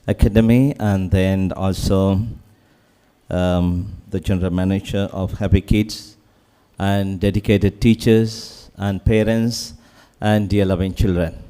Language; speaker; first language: English; non-native, local second language; Sinhala